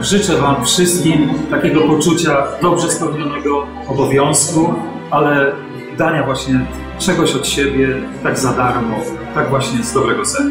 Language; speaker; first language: Polish; native; Polish